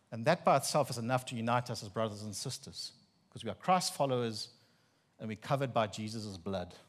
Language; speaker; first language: English; non-native, local second language; Afrikaans